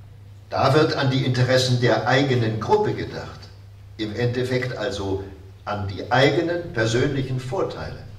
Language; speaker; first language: German; native; German